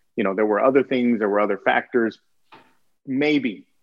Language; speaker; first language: English; native; English